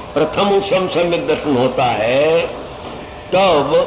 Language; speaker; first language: Hindi; non-native, local second language; Gujarati